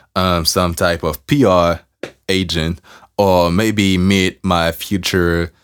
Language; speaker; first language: English; non-native, fluent; French